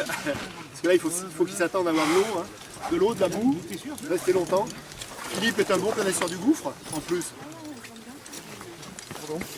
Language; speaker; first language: French; native; French